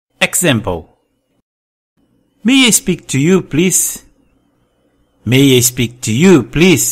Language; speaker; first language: English; non-native, fluent; Portuguese